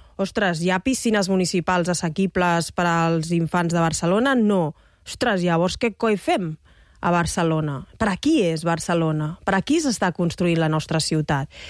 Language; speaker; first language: Catalan; native; Catalan